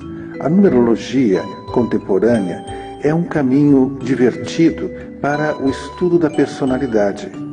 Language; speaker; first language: Portuguese; native; Portuguese